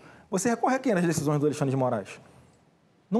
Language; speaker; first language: Portuguese; native; Portuguese